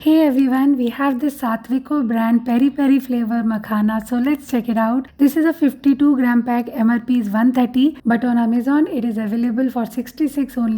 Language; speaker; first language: English; non-native, local second language; Hindi